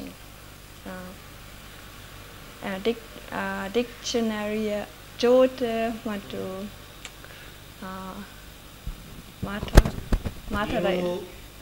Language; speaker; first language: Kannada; non-native, learner; German